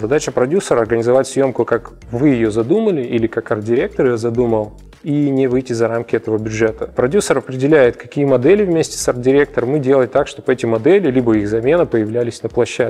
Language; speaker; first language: Russian; native; Russian